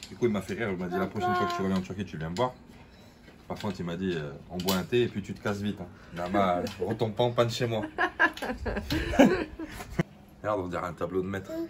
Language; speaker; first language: French; native; French